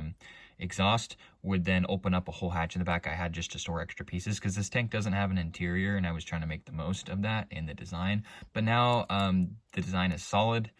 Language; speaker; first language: English; native; English